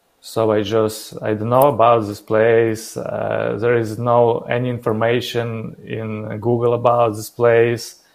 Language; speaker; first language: English; non-native, learner; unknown